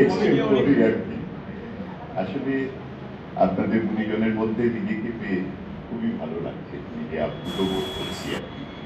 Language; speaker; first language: Bangla; non-native, fluent; Hindi